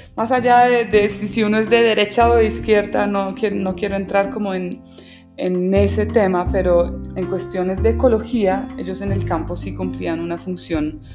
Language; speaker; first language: Spanish; early bilingual, other home language; English